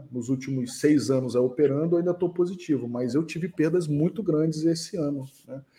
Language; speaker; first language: Portuguese; early bilingual, heritage; English